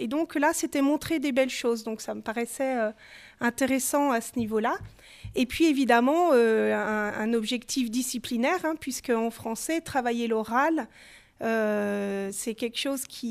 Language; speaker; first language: French; native; French